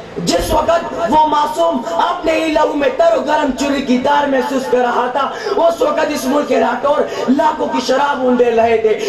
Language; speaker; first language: Urdu; non-native, local second language; Pashto